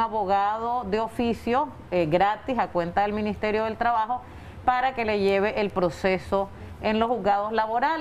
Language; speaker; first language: Spanish; native; Spanish